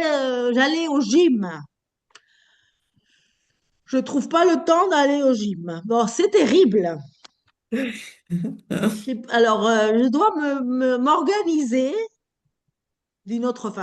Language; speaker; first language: French; non-native, fluent; Spanish